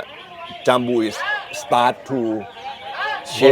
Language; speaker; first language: English; non-native, learner; Thai